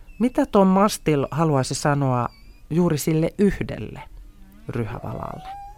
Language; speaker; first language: Finnish; native; Finnish